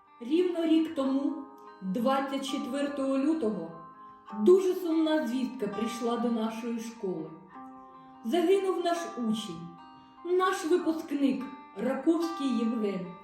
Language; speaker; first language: Ukrainian; native; Ukrainian